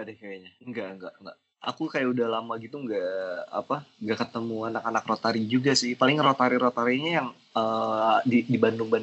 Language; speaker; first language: Indonesian; native; Indonesian